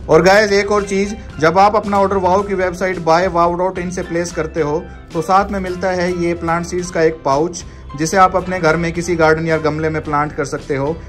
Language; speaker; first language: Hindi; native; Hindi